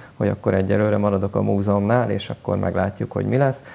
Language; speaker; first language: Hungarian; native; Hungarian